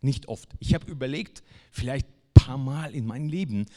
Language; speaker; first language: German; non-native, fluent; Russian